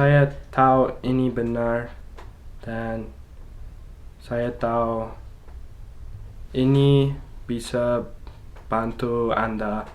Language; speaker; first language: Indonesian; non-native, learner; English